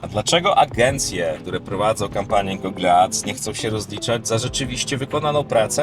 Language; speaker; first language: Polish; native; Polish